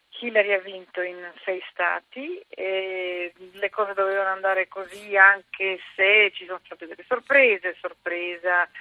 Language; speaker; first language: Italian; native; Italian